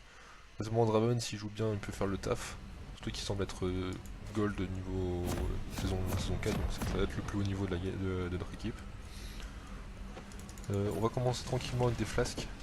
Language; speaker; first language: French; native; French